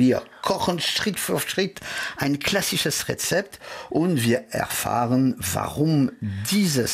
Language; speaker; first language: German; early bilingual, heritage; French